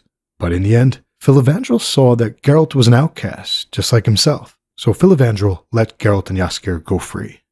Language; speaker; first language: English; native; English